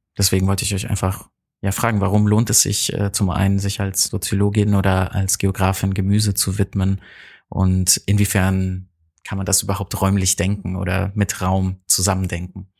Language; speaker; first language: German; native; German